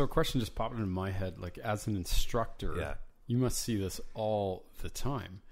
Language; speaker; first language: English; native; English